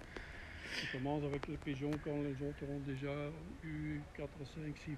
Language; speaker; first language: French; non-native, fluent; Dutch